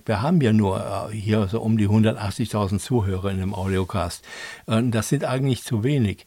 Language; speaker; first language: German; native; German